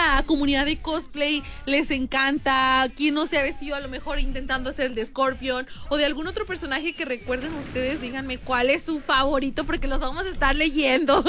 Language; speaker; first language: Spanish; native; Spanish